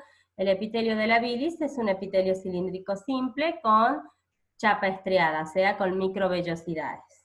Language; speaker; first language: Spanish; native; Spanish